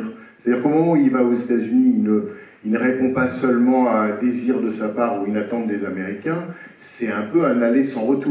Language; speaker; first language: French; native; French